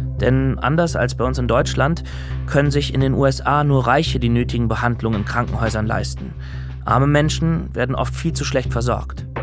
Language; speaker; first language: German; native; German